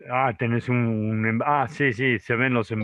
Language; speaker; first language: Spanish; native; Spanish